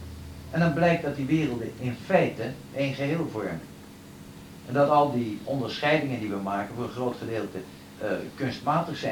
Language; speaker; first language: Dutch; native; Dutch